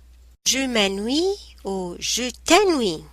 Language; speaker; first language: French; non-native, fluent; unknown